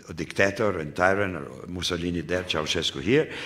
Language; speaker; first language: English; non-native, fluent; Romanian